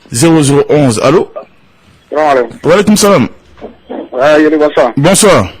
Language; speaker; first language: French; non-native, local second language; Bambara